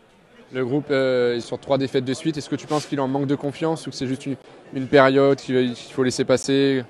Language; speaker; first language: French; native; French